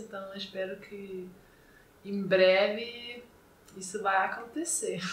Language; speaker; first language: Portuguese; non-native, fluent; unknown